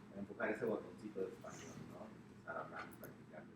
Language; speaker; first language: Spanish; early bilingual, heritage; Spanish